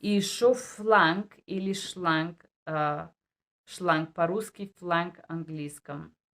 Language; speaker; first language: Russian; non-native, learner; Bulgarian